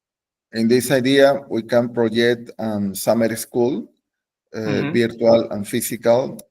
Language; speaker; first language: English; non-native, learner; Spanish